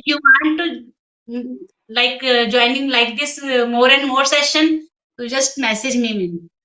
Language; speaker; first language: English; non-native, local second language; Hindi